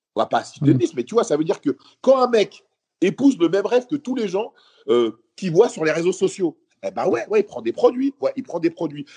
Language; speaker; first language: French; native; French